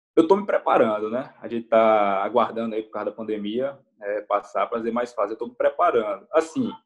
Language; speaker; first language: Portuguese; native; Portuguese